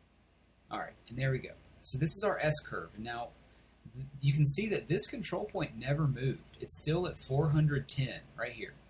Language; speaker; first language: English; native; English